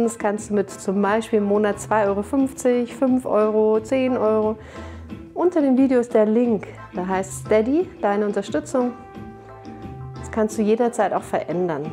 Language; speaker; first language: German; native; German